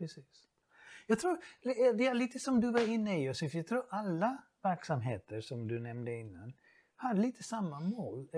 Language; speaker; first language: Swedish; non-native, fluent; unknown